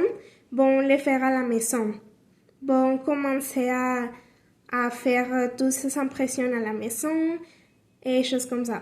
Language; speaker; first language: French; non-native, learner; Spanish